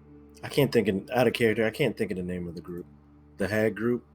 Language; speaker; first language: English; native; English